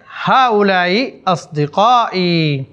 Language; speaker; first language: Arabic; non-native, fluent; Urdu